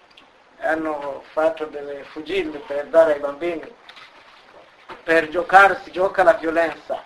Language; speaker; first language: Italian; non-native, learner; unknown